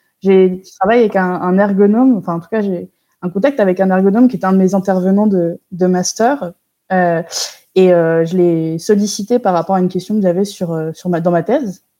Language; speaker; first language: French; native; French